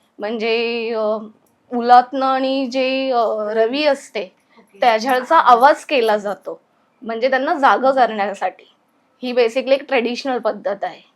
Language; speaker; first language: Marathi; native; Marathi